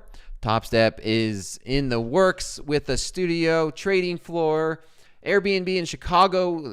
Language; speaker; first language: English; native; English